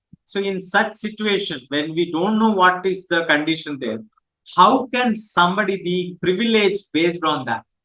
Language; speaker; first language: English; non-native, local second language; Telugu